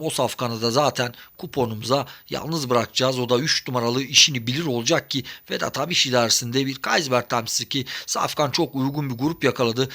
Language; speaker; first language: Turkish; native; Turkish